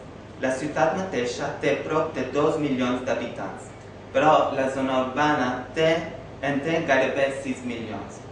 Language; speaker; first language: Catalan; non-native, fluent; English